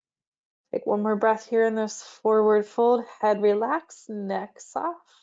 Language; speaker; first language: English; native; English